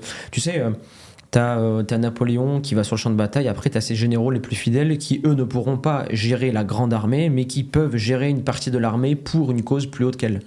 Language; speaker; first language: French; native; French